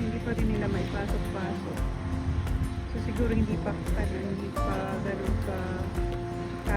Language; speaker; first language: Filipino; native; Filipino